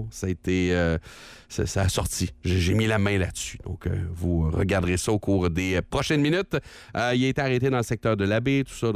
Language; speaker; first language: French; native; French